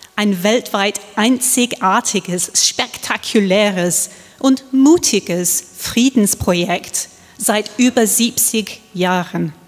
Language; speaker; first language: German; non-native, fluent; English